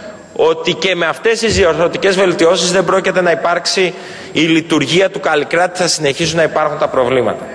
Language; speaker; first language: Greek; native; Greek